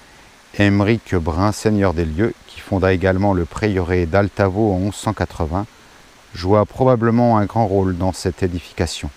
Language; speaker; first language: French; native; French